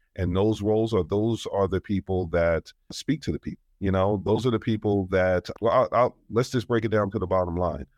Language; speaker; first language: English; native; English